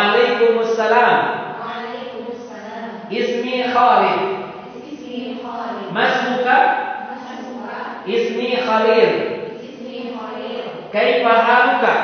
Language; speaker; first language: Arabic; non-native, fluent; Indonesian